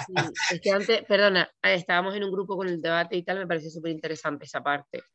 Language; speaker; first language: Spanish; native; Spanish